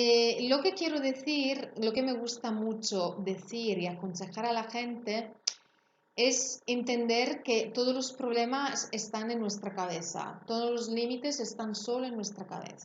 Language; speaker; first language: Spanish; non-native, fluent; Italian